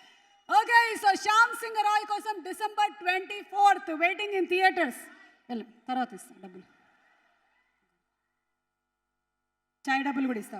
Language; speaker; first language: Telugu; native; Telugu